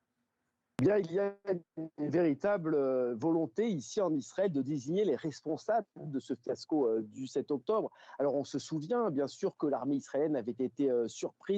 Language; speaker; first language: French; native; French